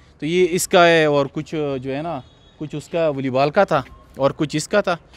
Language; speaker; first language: Urdu; non-native, local second language; Pashto